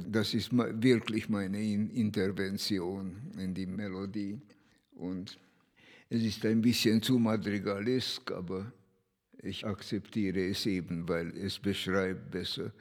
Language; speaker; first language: German; non-native, fluent; Hungarian